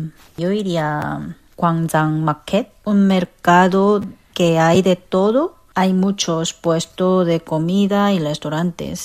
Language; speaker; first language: Spanish; non-native, fluent; Korean